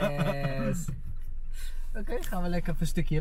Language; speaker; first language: Dutch; native; Dutch